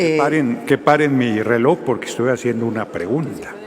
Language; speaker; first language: Spanish; native; Spanish